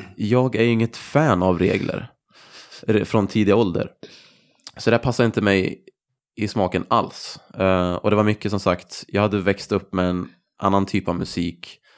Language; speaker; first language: Swedish; native; Swedish